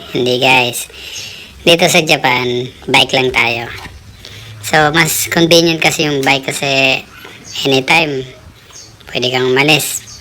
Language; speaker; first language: Filipino; native; Filipino